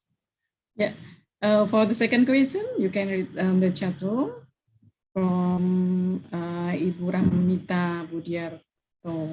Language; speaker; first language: English; non-native, learner; Indonesian